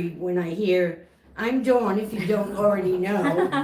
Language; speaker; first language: English; native; English